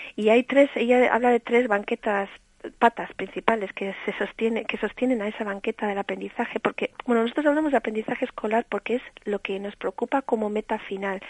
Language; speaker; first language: Spanish; early bilingual, heritage; Spanish